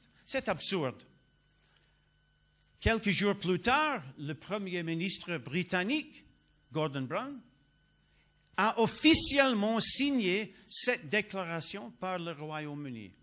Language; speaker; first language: French; non-native, learner; English